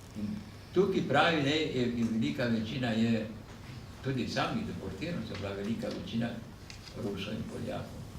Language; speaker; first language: Slovenian; native; Slovenian